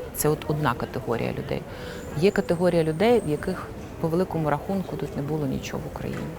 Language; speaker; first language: Ukrainian; non-native, local second language; Russian